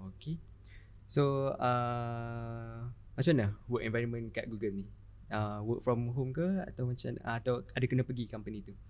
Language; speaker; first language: Malay; native; Malay